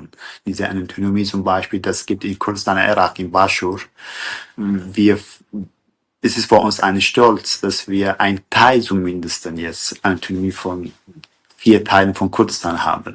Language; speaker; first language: German; non-native, fluent; Kurdish